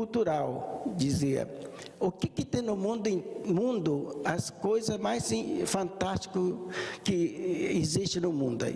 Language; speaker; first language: Portuguese; early bilingual, other home language; Japanese